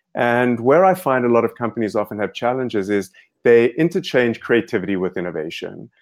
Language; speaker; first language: English; native; English